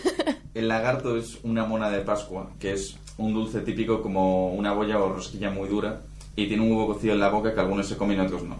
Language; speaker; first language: Spanish; native; Spanish